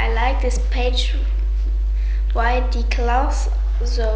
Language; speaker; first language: English; non-native, learner; German